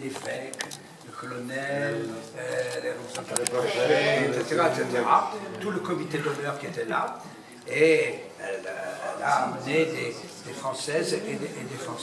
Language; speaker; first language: French; native; French